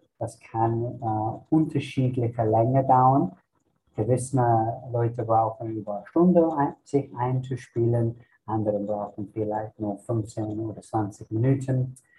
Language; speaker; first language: German; non-native, fluent; English